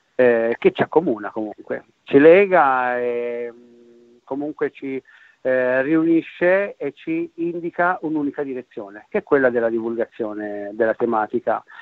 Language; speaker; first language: Italian; native; Italian